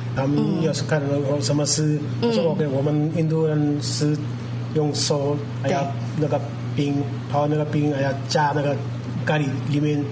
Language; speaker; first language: Chinese; non-native, learner; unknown